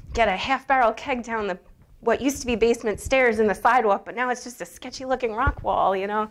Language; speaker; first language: English; native; English